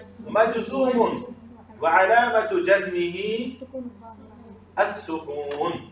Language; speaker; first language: Arabic; non-native, fluent; Urdu